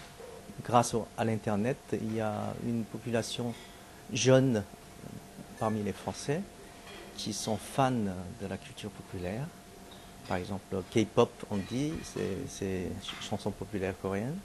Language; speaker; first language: French; non-native, fluent; Korean